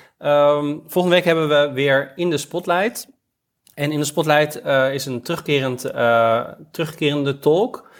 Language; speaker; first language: Dutch; native; Dutch